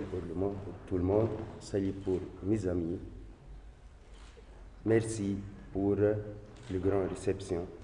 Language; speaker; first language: French; non-native, local second language; Arabic